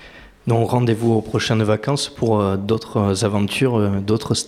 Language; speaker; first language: French; native; French